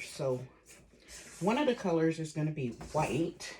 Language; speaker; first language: English; native; English